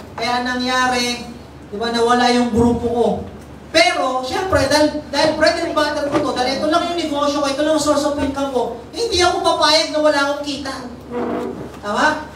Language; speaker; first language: Filipino; native; Filipino